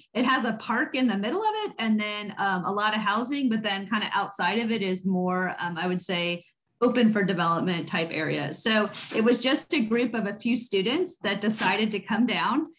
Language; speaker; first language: English; native; English